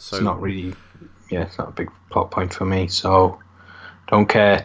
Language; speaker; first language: English; native; English